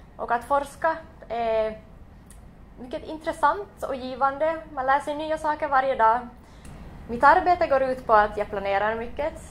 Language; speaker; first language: Swedish; native; Swedish